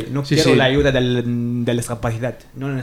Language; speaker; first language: Spanish; non-native, learner; Arabic